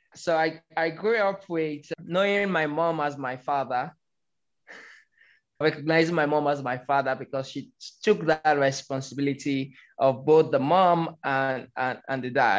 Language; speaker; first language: English; non-native, local second language; Yoruba